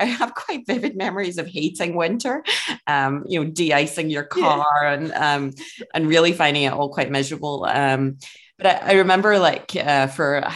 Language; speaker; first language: English; native; English